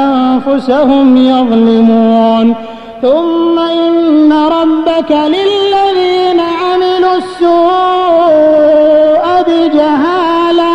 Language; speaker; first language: Arabic; native; Arabic